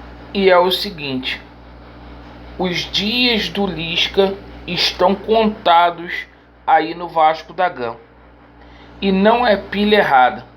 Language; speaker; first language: Portuguese; native; Portuguese